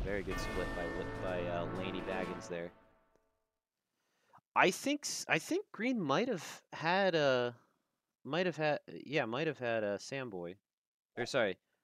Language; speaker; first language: English; native; English